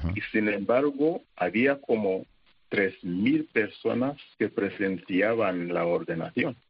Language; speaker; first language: Spanish; non-native, fluent; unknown